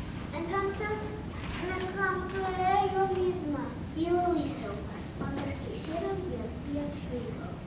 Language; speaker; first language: Spanish; non-native, learner; English